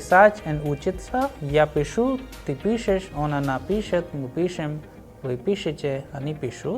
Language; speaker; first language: Russian; non-native, fluent; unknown